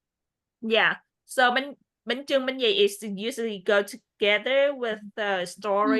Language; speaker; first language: English; non-native, fluent; Vietnamese